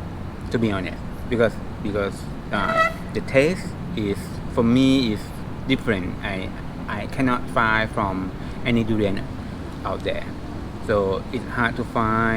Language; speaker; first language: English; non-native, fluent; Thai